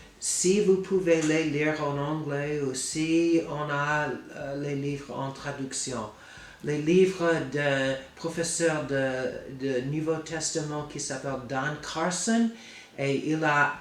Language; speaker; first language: French; non-native, fluent; English